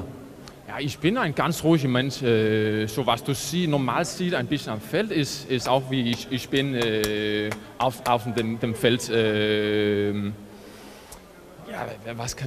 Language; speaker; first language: German; non-native, learner; Danish